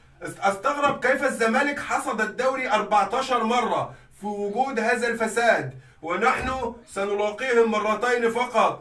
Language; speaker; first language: Arabic; native; Arabic